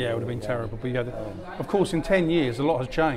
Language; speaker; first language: English; native; English